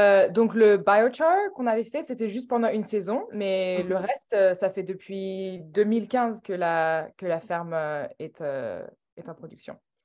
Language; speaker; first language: French; non-native, fluent; English